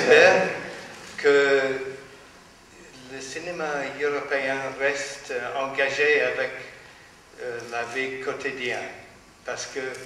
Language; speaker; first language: French; non-native, learner; English